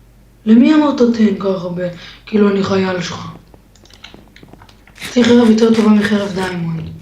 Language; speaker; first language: Hebrew; native; Hebrew